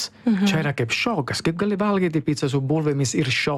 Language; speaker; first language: Lithuanian; non-native, learner; Italian